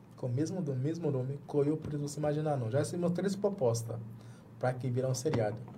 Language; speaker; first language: Portuguese; non-native, fluent; Jamaican Creole English